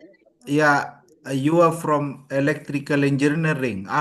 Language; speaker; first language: English; non-native, learner; Indonesian